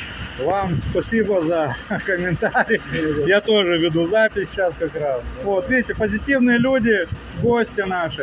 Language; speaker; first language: Russian; native; Russian